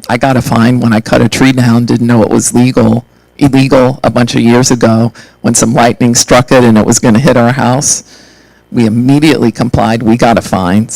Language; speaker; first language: English; native; English